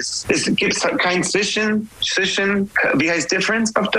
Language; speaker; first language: German; non-native, learner; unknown